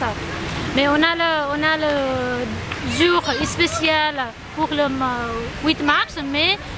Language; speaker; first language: French; non-native, learner; Nepali